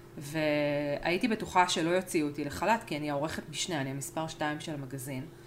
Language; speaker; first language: Hebrew; early bilingual, other home language; Spanish